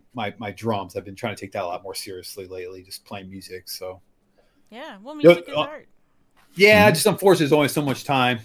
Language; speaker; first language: English; native; English